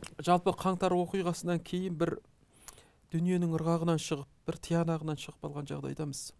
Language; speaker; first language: Kazakh; native; Kazakh